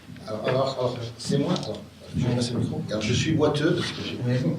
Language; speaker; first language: French; native; French